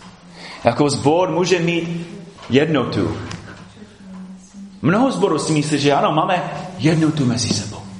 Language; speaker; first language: Czech; non-native, fluent; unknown